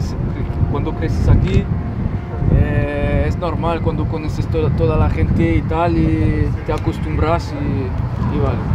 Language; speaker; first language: Spanish; non-native, learner; French